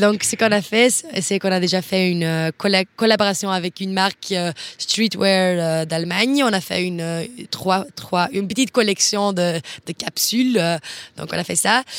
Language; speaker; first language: French; non-native, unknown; Dutch